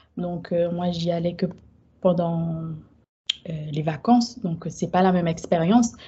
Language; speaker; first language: French; native; French